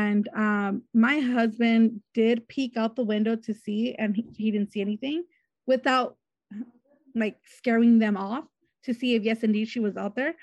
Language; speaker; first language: English; native; English